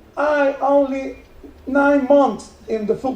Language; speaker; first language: English; non-native, learner; Spanish